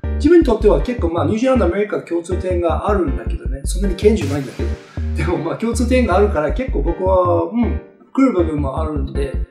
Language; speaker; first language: Japanese; non-native, fluent; English